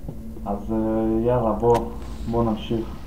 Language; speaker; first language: Hebrew; non-native, fluent; Russian